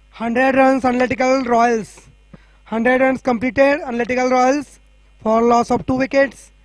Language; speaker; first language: English; non-native, local second language; Marathi